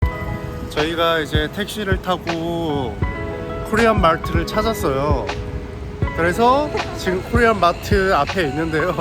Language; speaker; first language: Korean; native; Korean